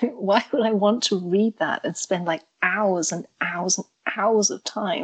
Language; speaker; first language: English; native; English